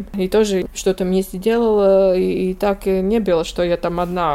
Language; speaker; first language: Russian; non-native, local second language; Latvian